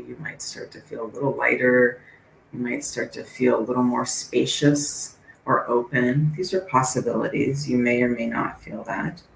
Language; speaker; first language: English; native; English